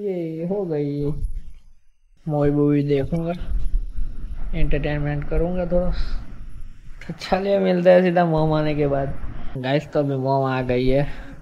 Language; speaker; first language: Hindi; native; Hindi